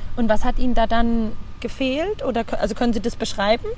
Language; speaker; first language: German; native; German